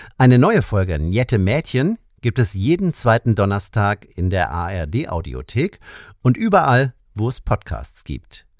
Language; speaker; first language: German; native; German